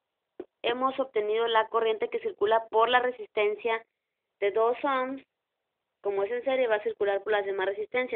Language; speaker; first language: Spanish; native; Spanish